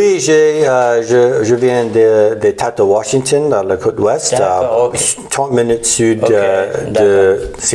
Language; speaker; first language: French; non-native, learner; English